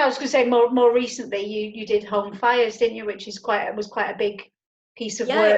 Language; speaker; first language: English; native; English